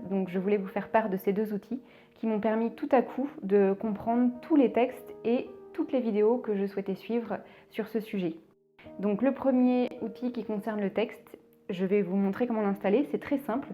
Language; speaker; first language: French; native; French